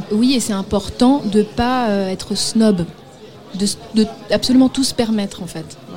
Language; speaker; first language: French; early bilingual, other home language; Arabic